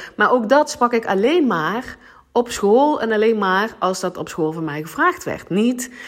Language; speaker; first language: Dutch; non-native, local second language; Limburgish